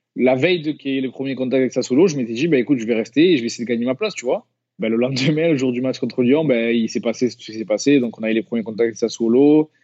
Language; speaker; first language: French; native; French